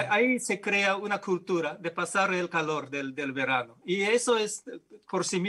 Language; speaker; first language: Spanish; non-native, fluent; Japanese